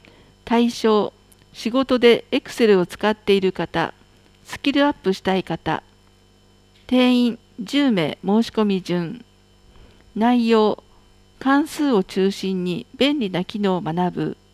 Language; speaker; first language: Japanese; native; Japanese